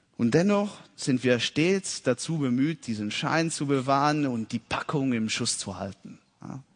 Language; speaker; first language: German; early bilingual, heritage; German